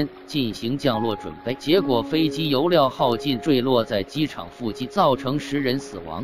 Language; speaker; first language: Chinese; native; Chinese